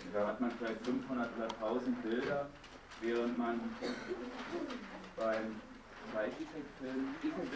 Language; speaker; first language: German; native; German